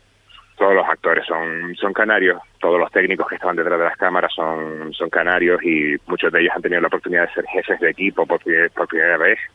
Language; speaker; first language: Spanish; native; Spanish